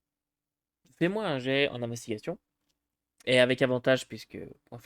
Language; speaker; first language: French; native; French